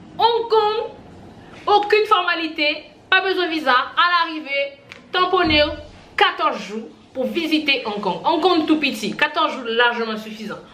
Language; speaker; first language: French; non-native, local second language; Haitian Creole